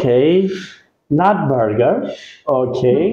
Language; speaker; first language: English; non-native, local second language; Pashto